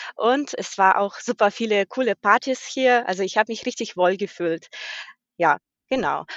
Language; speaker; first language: German; non-native, fluent; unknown